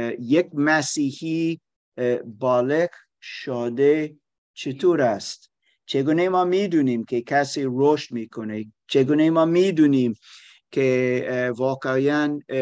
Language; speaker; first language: Persian; non-native, learner; German